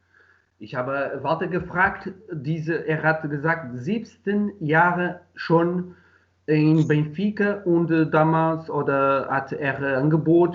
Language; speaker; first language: German; non-native, learner; Portuguese